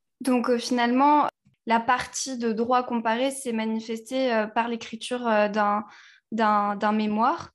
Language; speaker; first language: French; native; French